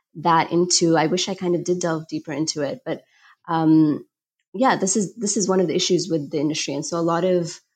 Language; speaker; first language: English; native; English